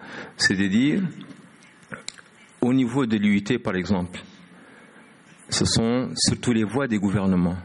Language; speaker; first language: French; non-native, local second language; Arabic